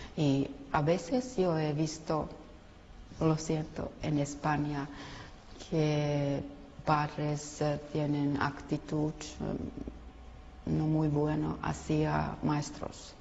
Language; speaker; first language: Spanish; non-native, fluent; Finnish